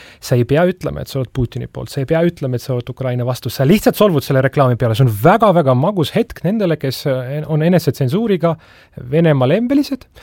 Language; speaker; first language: Estonian; non-native, local second language; Russian